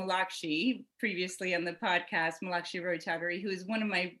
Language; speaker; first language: English; non-native, fluent; Spanish